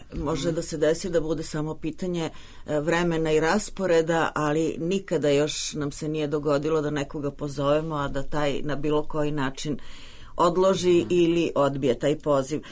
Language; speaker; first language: Serbian; native; Serbian